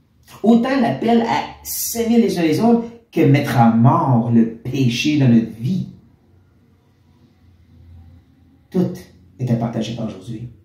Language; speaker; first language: French; native; French